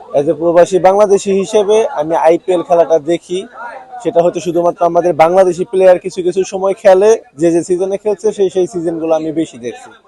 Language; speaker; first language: Bangla; native; Bangla